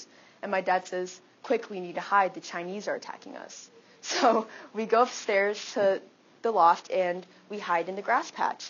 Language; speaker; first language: English; native; English